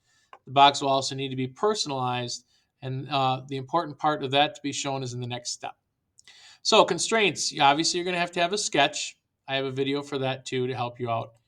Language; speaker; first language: English; native; English